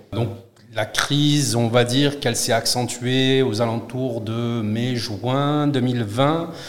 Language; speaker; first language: French; native; French